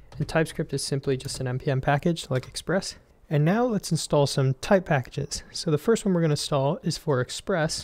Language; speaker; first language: English; native; English